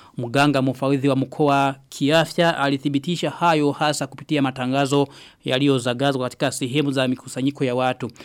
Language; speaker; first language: Swahili; non-native, local second language; Rundi